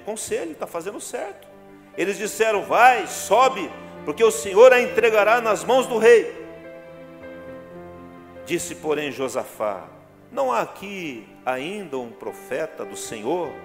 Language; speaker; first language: Portuguese; native; Portuguese